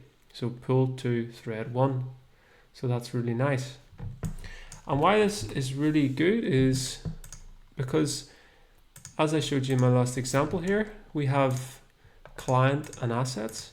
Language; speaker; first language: English; native; English